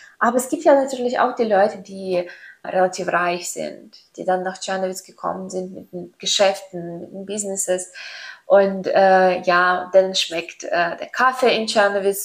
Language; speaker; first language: German; non-native, fluent; Ukrainian